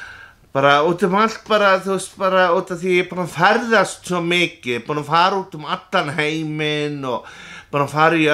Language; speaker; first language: Icelandic; non-native, fluent; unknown